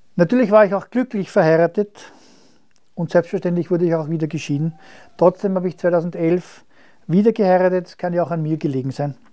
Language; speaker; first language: German; native; German